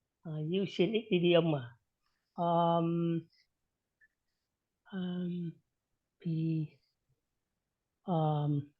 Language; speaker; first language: English; non-native, learner; Vietnamese